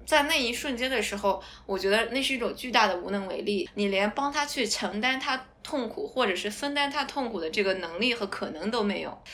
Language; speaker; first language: Chinese; non-native, local second language; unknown